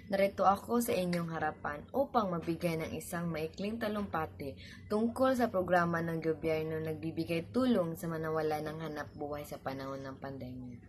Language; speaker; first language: Filipino; native; Filipino